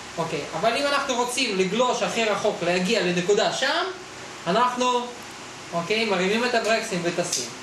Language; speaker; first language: Hebrew; non-native, fluent; Russian